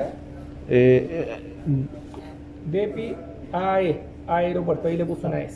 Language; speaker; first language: Spanish; native; Spanish